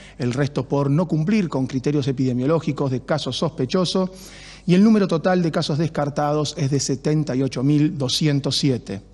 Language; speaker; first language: Spanish; native; Spanish